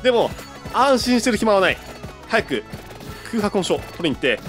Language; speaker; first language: Japanese; native; Japanese